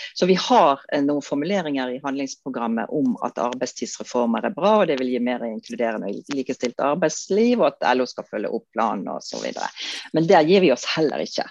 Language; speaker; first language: Norwegian; native; Norwegian